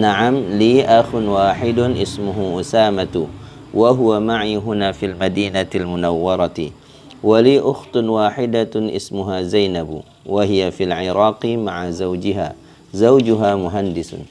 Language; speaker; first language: Arabic; non-native, fluent; Indonesian